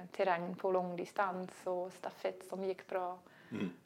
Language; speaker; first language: Swedish; non-native, fluent; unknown